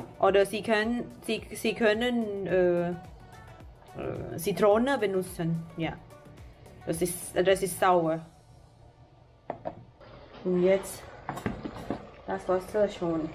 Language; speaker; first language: German; non-native, learner; Thai